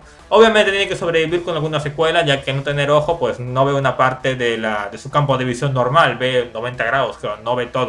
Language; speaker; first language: Spanish; native; Spanish